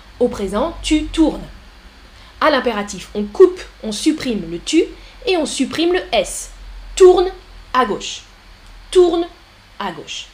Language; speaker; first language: French; native; French